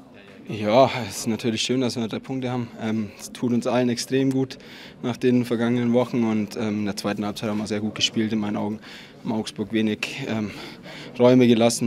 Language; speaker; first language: German; native; German